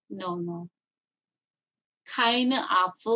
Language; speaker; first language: German; non-native, learner; Korean